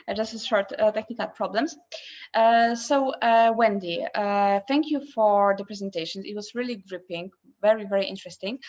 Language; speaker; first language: English; non-native, fluent; Polish